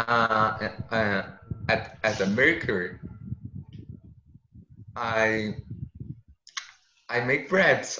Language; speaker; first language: English; non-native, learner; Portuguese